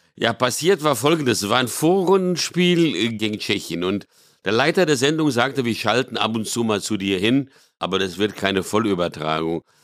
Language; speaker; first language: German; early bilingual, other home language; Hungarian